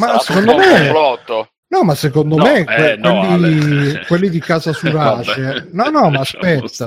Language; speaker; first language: Italian; native; Italian